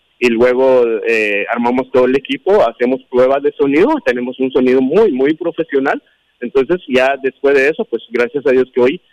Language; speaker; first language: Spanish; non-native, local second language; Kaqchikel